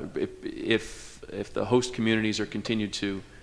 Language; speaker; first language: English; native; English